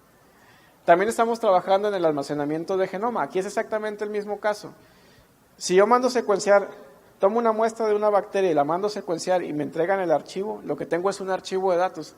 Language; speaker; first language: Spanish; native; Spanish